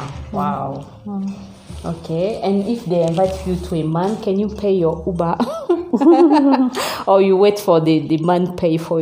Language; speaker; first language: English; non-native, learner; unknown